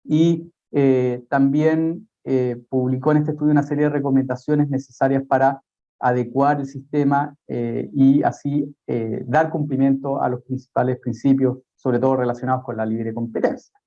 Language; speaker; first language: Spanish; native; Spanish